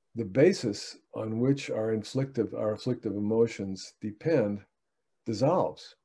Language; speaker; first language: English; native; English